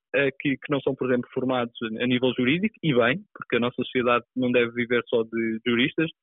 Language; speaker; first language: Portuguese; native; Portuguese